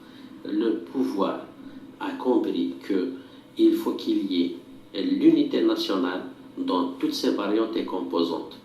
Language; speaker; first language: French; non-native, local second language; Kabyle